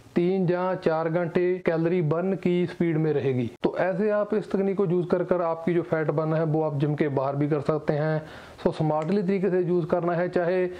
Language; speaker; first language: Hindi; non-native, local second language; Punjabi